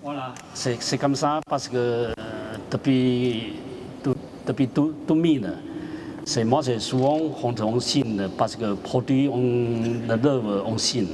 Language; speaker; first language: French; non-native, learner; Chinese